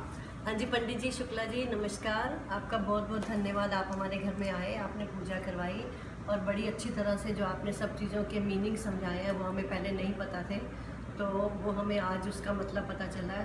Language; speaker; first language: Hindi; native; Hindi